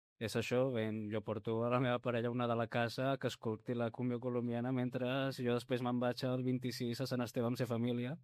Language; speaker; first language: Catalan; early bilingual, other home language; Spanish